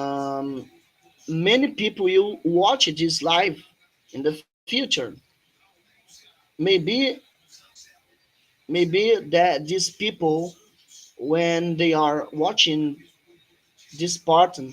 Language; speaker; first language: English; non-native, fluent; Portuguese